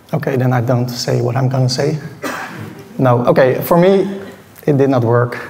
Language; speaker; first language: English; non-native, fluent; Dutch